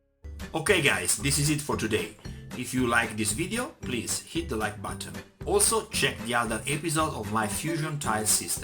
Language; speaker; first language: English; non-native, fluent; Italian